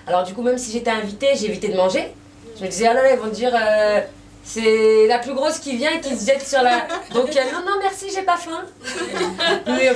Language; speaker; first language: French; native; French